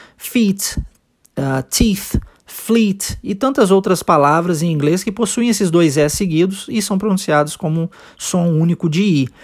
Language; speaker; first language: Portuguese; early bilingual, heritage; Portuguese